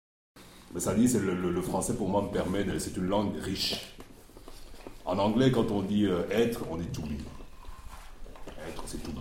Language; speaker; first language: French; non-native, local second language; Lingala